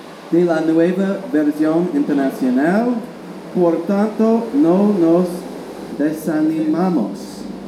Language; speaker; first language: Spanish; non-native, learner; English